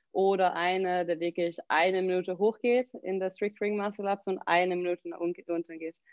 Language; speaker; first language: German; non-native, fluent; Swedish